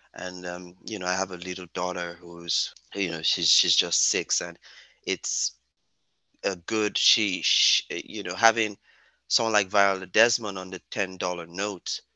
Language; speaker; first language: English; non-native, local second language; Yoruba